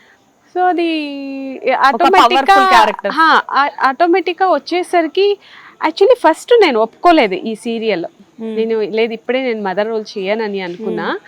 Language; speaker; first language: Telugu; non-native, fluent; Tamil